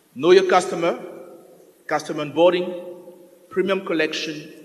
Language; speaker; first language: English; non-native, fluent; French